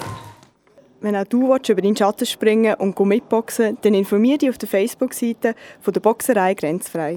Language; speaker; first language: German; native; German